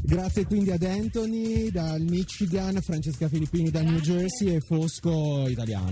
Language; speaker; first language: Italian; native; Italian